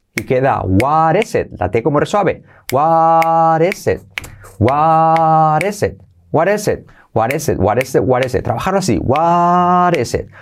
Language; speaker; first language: English; non-native, fluent; Spanish